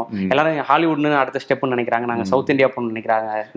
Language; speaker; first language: Tamil; native; Tamil